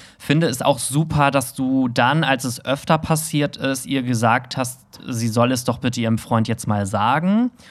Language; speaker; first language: German; native; German